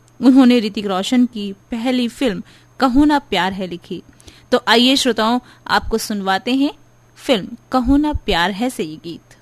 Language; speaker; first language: Hindi; native; Hindi